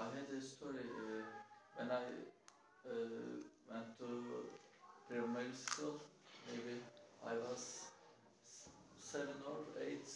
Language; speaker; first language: English; non-native, learner; Turkish